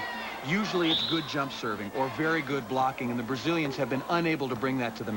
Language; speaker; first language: English; native; English